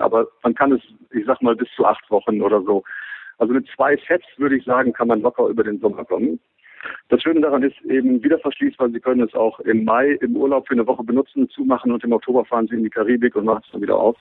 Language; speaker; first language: German; native; German